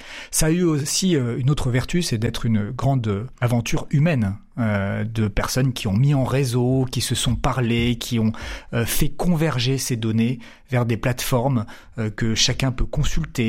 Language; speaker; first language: French; native; French